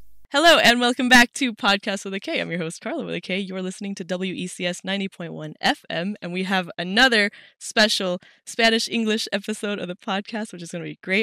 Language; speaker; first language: English; early bilingual, other home language; Spanish